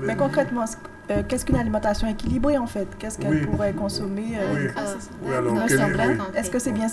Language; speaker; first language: French; native; French